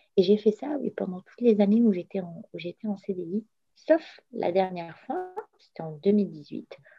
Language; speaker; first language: French; non-native, local second language; Arabic